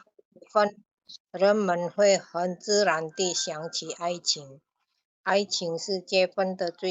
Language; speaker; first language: Chinese; non-native, learner; Indonesian